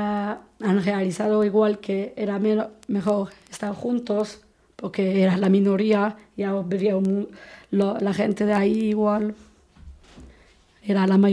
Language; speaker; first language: Spanish; non-native, fluent; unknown